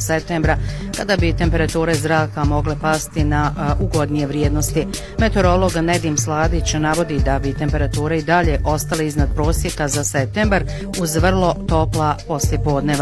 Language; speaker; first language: Bosnian; native; Bosnian